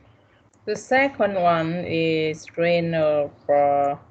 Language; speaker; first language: English; non-native, learner; Vietnamese